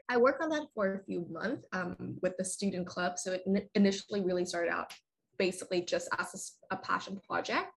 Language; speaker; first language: English; non-native, fluent; Vietnamese